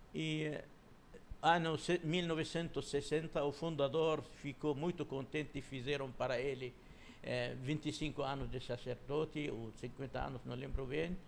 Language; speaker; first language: Portuguese; non-native, fluent; Arabic